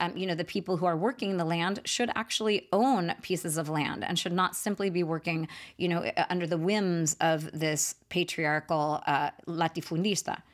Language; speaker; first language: English; native; English